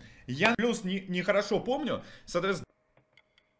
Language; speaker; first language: Russian; native; Russian